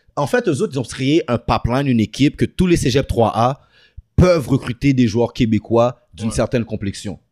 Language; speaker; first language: French; early bilingual, other home language; Haitian Creole